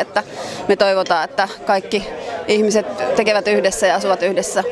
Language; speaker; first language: Finnish; native; Finnish